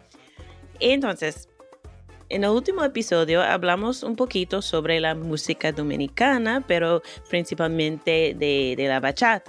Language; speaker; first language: Spanish; non-native, fluent; English